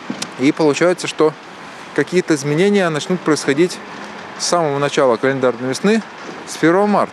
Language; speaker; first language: Russian; native; Russian